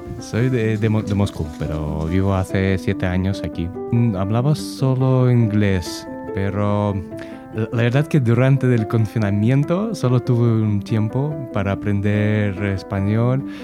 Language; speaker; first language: Spanish; non-native, learner; Russian